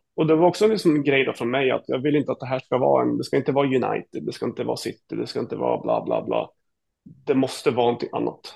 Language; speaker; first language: Swedish; native; Swedish